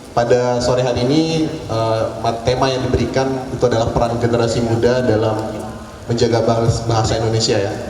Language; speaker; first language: Indonesian; non-native, local second language; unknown